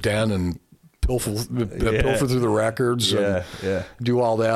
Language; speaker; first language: English; native; English